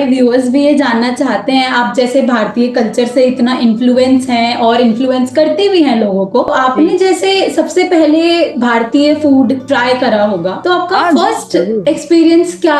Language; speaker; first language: Hindi; native; Hindi